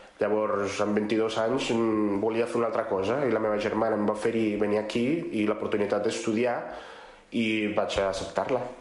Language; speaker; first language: Catalan; non-native, fluent; Spanish